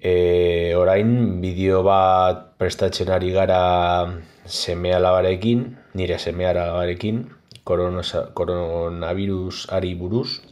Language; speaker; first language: Basque; non-native, learner; Spanish